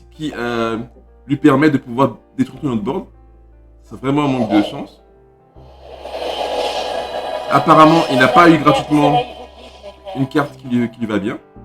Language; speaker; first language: French; native; French